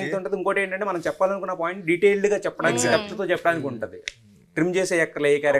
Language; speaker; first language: Telugu; native; Telugu